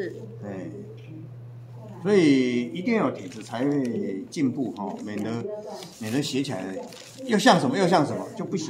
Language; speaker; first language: Chinese; native; Chinese